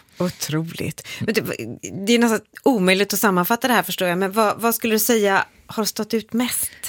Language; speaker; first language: Swedish; native; Swedish